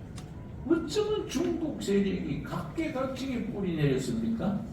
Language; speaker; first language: Korean; native; Korean